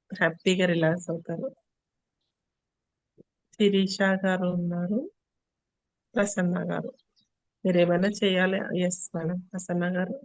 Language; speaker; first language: Telugu; native; Telugu